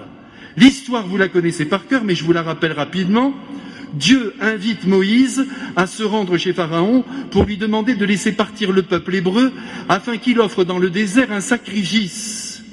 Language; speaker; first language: French; native; French